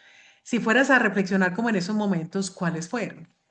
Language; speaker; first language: Spanish; native; Spanish